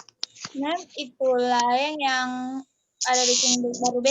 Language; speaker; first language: Indonesian; native; Indonesian